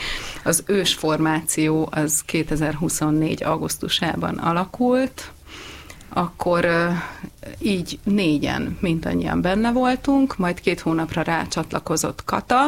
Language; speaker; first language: Hungarian; native; Hungarian